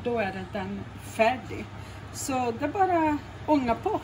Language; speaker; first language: Swedish; non-native, fluent; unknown